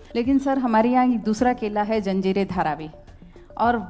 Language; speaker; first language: Hindi; non-native, local second language; Marathi